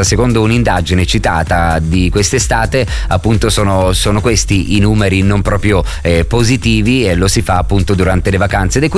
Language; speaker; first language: Italian; native; Italian